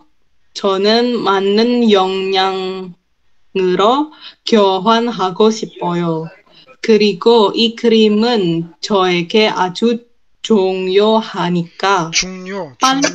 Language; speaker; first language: Korean; non-native, learner; Indonesian